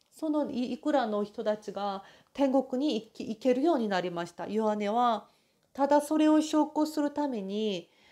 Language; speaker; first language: Japanese; non-native, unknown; Korean